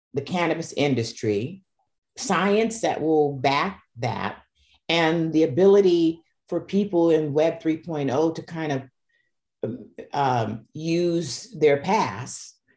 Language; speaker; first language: English; native; English